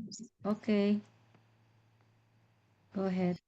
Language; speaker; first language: English; non-native, learner; Indonesian